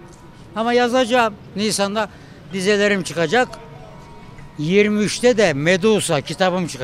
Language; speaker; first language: Turkish; native; Turkish